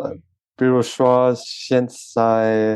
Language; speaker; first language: Chinese; non-native, learner; French